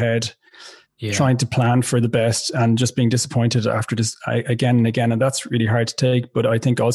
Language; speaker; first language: English; native; English